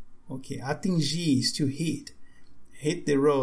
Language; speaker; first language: English; non-native, fluent; Portuguese